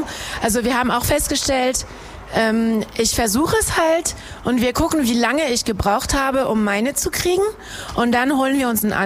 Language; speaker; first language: German; non-native, fluent; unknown